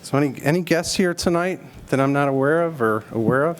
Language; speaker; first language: English; native; English